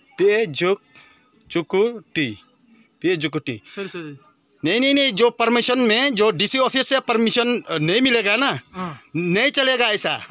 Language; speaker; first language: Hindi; non-native, local second language; Khasi